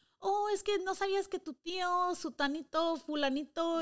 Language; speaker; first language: Spanish; early bilingual, heritage; Spanish